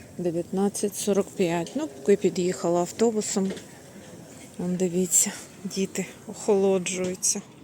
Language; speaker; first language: Ukrainian; native; Ukrainian